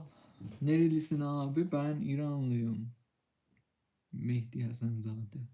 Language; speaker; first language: Turkish; non-native, fluent; Persian